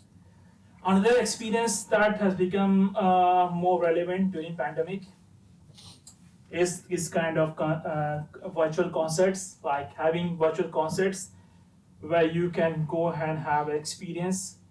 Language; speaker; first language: English; non-native, fluent; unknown